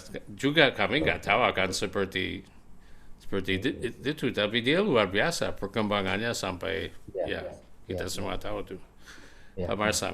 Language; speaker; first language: Indonesian; non-native, fluent; English